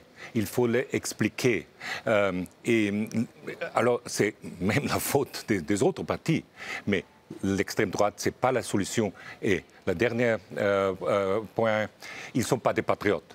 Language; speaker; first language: French; non-native, fluent; German